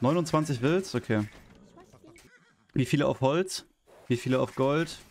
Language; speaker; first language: German; native; German